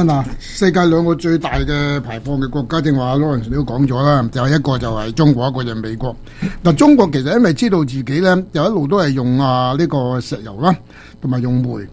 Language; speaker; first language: Chinese; native; Chinese